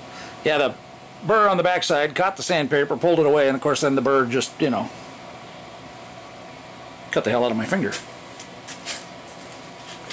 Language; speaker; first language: English; native; English